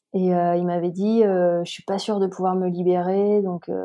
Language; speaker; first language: French; native; French